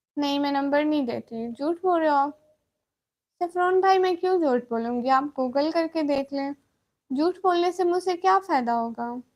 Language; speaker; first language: Urdu; non-native, local second language; Punjabi